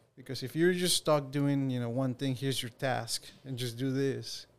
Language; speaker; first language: English; non-native, fluent; Spanish